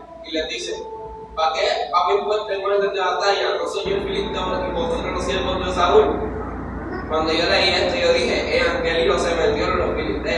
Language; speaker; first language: Spanish; native; Spanish